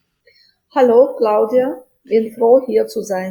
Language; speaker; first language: German; non-native, fluent; Ukrainian